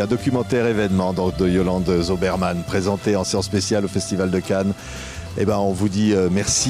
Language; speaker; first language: French; native; French